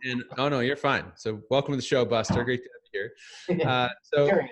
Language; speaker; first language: English; native; English